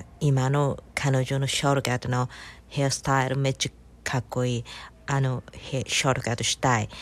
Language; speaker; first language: Japanese; non-native, learner; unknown